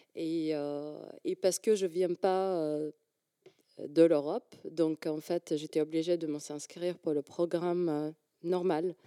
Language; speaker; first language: French; non-native, fluent; Arabic